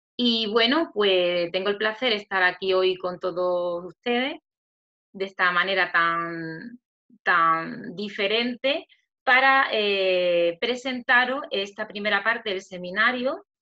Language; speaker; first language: Spanish; native; Spanish